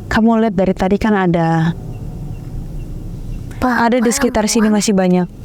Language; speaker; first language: Indonesian; native; Indonesian